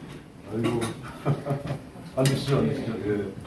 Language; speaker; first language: Korean; native; Korean